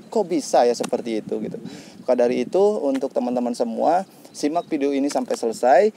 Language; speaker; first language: Indonesian; native; Indonesian